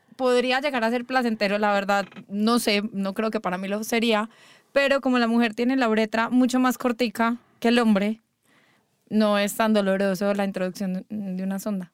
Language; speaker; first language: Spanish; native; Spanish